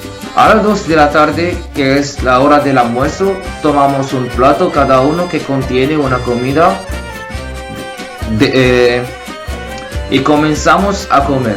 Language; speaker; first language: Spanish; non-native, fluent; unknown